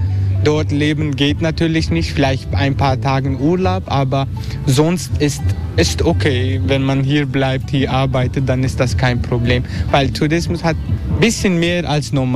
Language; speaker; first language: German; non-native, learner; Turkish